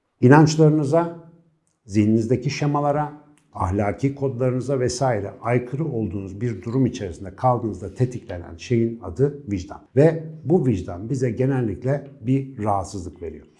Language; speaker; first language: Turkish; native; Turkish